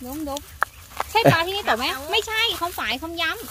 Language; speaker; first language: Vietnamese; non-native, learner; Thai